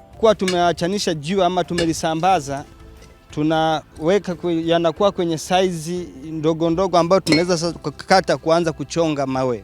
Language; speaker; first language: Swahili; native; Swahili